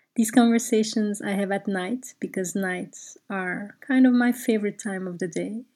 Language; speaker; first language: English; non-native, fluent; Turkish